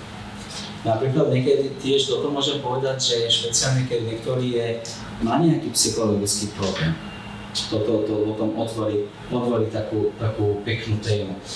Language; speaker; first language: Slovak; non-native, fluent; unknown